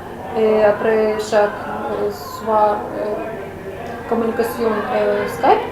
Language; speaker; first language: French; non-native, learner; Russian